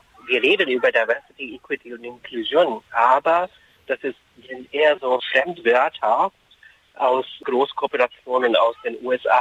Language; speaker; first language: German; non-native, fluent; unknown